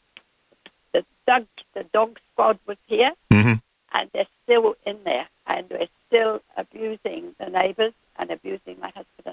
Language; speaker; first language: English; native; English